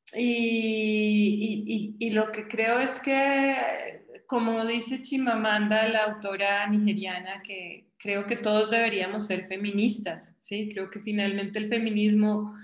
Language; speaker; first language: Spanish; native; Spanish